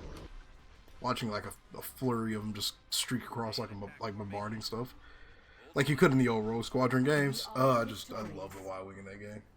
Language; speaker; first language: English; native; English